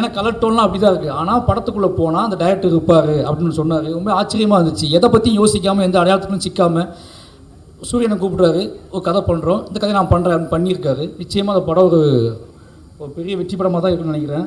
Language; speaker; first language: Tamil; native; Tamil